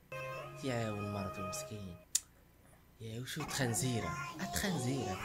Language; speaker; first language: Arabic; native; Arabic